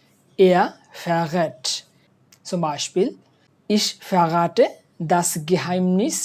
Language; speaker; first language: German; non-native, fluent; Bangla